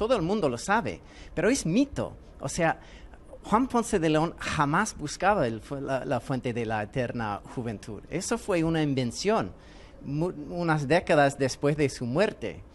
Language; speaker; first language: Spanish; non-native, fluent; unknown